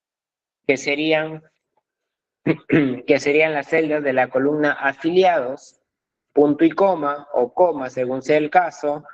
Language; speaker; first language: Spanish; native; Spanish